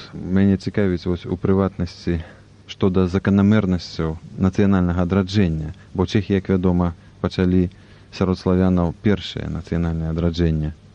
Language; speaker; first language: Belarusian; native; Belarusian